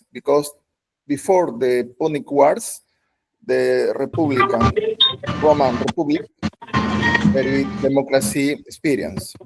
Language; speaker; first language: English; non-native, learner; Spanish